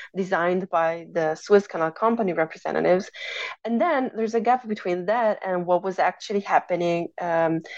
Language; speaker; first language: English; non-native, fluent; Italian